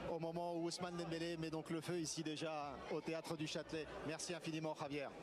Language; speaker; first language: French; native; French